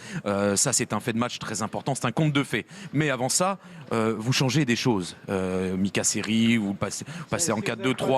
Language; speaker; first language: French; native; French